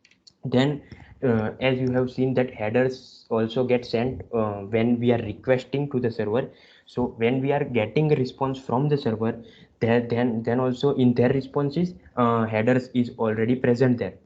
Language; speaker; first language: English; non-native, local second language; Gujarati